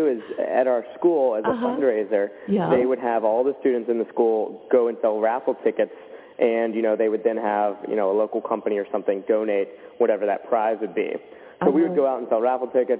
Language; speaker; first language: English; native; English